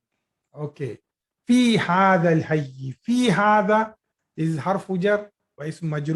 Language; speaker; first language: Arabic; non-native, fluent; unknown